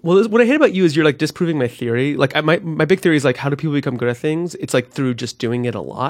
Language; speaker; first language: English; native; English